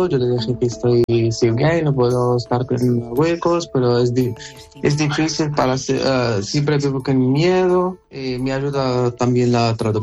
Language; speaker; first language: Spanish; non-native, learner; Arabic